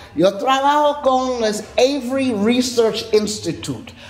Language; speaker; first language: Spanish; non-native, learner; English